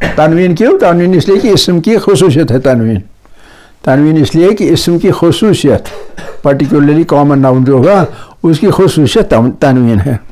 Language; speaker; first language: Urdu; native; Urdu